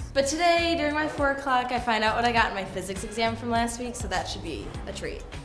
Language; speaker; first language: English; native; English